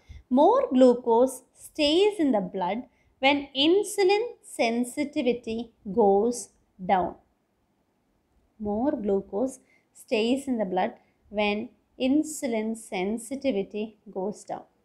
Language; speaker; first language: English; non-native, local second language; Malayalam